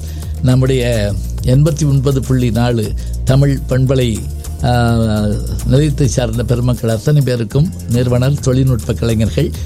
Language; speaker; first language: Tamil; native; Tamil